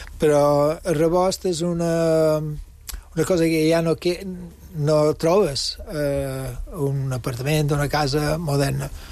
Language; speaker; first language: Catalan; non-native, local second language; English